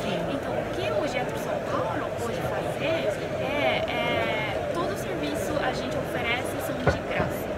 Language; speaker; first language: Portuguese; non-native, learner; Japanese